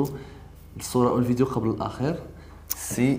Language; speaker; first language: Arabic; native; Arabic